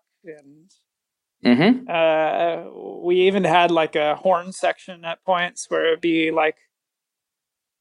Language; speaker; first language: English; native; English